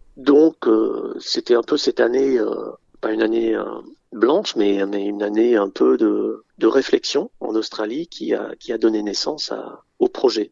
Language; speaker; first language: French; early bilingual, other home language; English